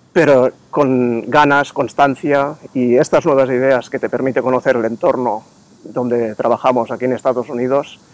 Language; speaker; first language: Spanish; native; Spanish